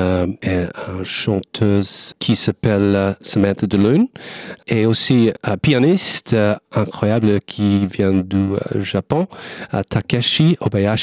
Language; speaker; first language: French; non-native, learner; English